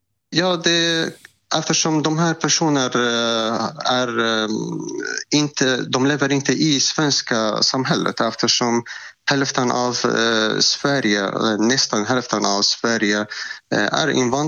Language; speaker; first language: Swedish; non-native, fluent; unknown